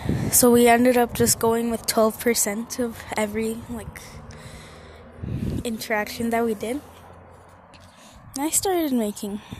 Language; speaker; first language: English; early bilingual, other home language; Spanish